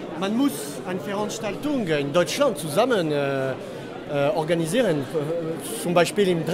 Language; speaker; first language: German; non-native, learner; French